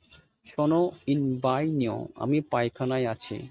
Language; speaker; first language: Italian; non-native, fluent; Bangla